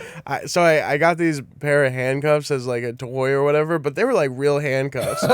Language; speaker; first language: English; native; English